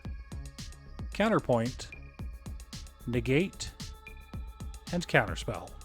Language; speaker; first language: English; native; English